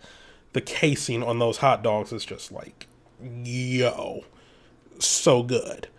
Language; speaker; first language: English; native; English